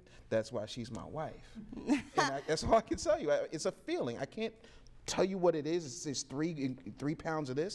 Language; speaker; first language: English; native; English